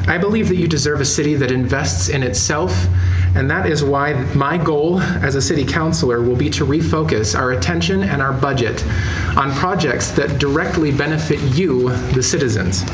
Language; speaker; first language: English; native; English